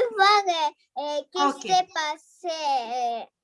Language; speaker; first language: French; non-native, learner; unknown